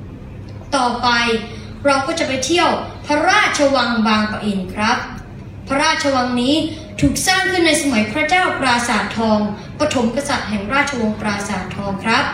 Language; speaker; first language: Thai; early bilingual, heritage; Thai